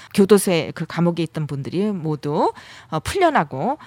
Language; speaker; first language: Korean; native; Korean